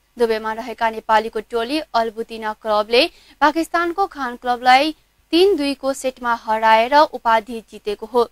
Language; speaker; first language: Nepali; non-native, local second language; Maithili